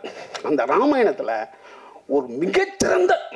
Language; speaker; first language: Tamil; native; Tamil